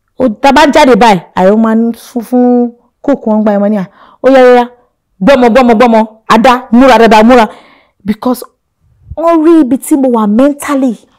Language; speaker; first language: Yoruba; non-native, local second language; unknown